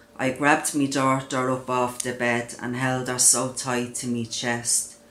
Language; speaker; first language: English; native; English